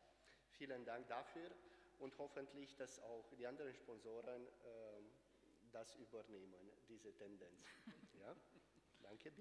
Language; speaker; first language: German; non-native, fluent; Romanian